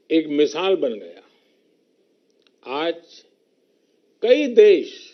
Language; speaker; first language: Hindi; native; Hindi